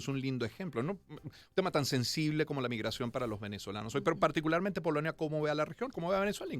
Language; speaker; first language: Spanish; native; Spanish